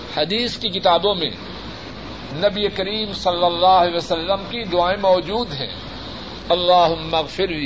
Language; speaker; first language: Urdu; native; Urdu